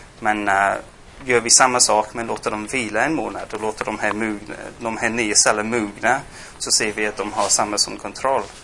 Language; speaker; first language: Swedish; non-native, fluent; English